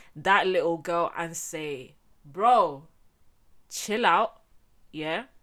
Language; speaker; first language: English; early bilingual, heritage; Spanish